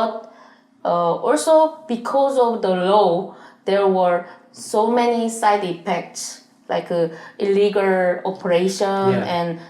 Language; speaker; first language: English; non-native, learner; Korean